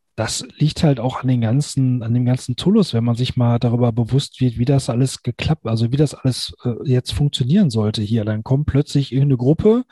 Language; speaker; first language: German; native; German